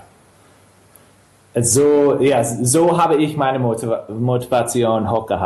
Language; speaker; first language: German; non-native, fluent; English